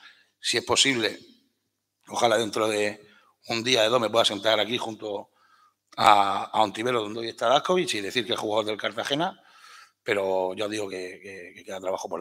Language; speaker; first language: Spanish; native; Spanish